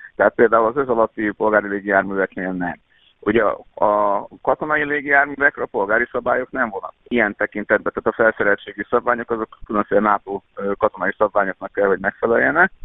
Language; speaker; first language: Hungarian; native; Hungarian